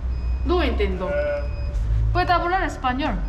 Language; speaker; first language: Spanish; non-native, learner; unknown